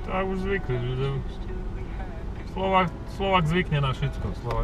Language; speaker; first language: Polish; non-native, learner; Slovak